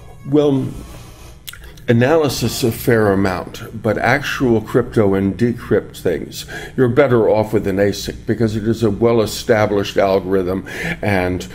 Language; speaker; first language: English; native; English